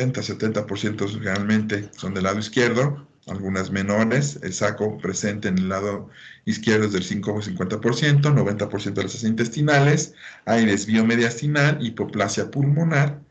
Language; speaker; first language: Spanish; native; Spanish